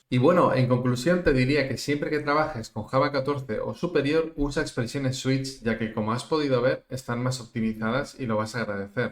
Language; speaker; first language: Spanish; native; Spanish